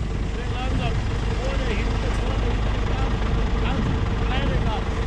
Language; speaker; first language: German; non-native, learner; Turkish